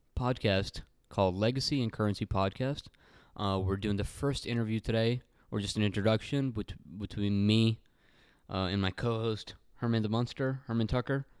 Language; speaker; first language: English; early bilingual, other home language; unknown